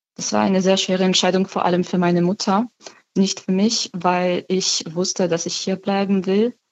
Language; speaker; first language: German; non-native, fluent; Ukrainian